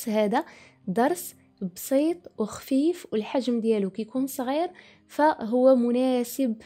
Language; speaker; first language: Arabic; native; Arabic